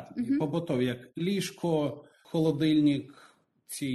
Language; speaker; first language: Ukrainian; non-native, local second language; Russian